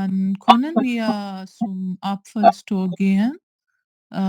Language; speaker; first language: German; non-native, learner; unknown